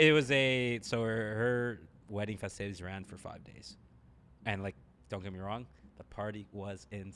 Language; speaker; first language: English; early bilingual, other home language; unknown